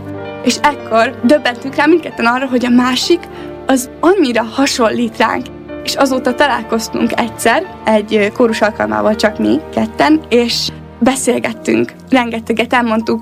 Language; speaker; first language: Hungarian; native; Hungarian